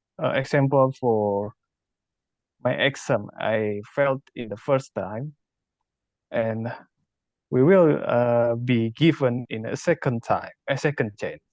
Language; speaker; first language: English; non-native, learner; Indonesian